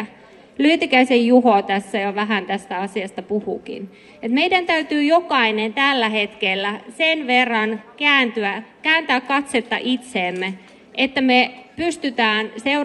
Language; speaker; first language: Finnish; native; Finnish